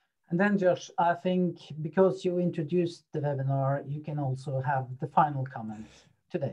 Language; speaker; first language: English; non-native, fluent; Norwegian